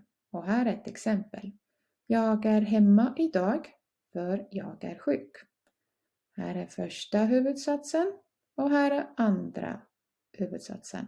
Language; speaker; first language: Swedish; non-native, fluent; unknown